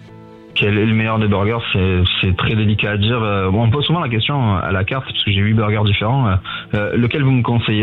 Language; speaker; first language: French; native; French